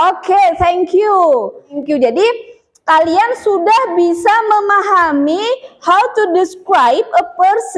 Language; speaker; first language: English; non-native, fluent; Indonesian